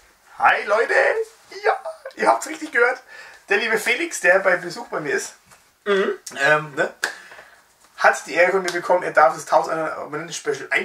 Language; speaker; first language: German; native; German